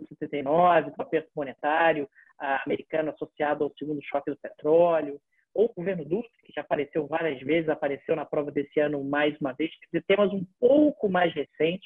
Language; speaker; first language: Portuguese; native; Portuguese